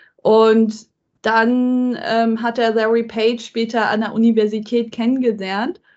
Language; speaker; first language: German; early bilingual, other home language; Persian